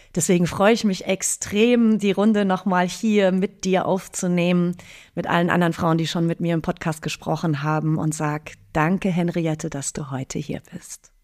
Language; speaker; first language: German; native; German